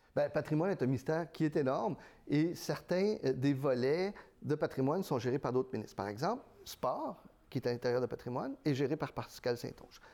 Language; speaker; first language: French; early bilingual, other home language; Spanish